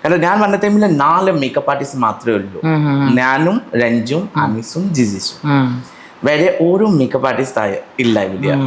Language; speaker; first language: Malayalam; non-native, fluent; Assamese